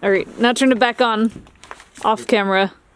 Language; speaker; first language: English; native; English